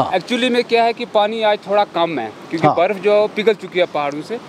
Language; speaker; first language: Hindi; native; Hindi